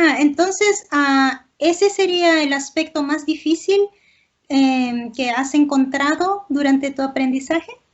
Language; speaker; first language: Spanish; native; Spanish